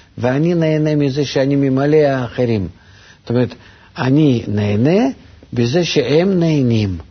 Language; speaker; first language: Hebrew; non-native, fluent; Russian